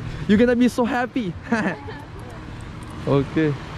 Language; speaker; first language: English; non-native, learner; Indonesian